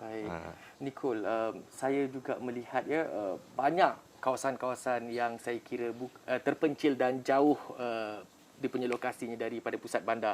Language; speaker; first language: Malay; native; Malay